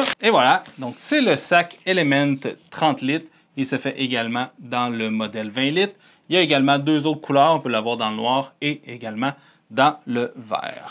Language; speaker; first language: French; native; French